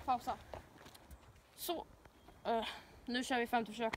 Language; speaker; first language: Swedish; native; Swedish